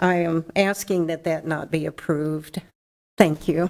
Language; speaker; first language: English; native; English